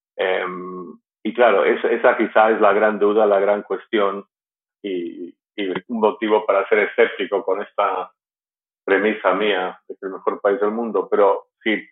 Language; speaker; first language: Spanish; native; Spanish